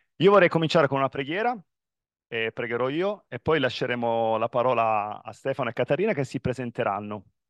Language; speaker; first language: Italian; native; Italian